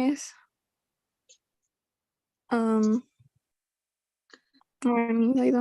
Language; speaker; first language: English; non-native, learner; Spanish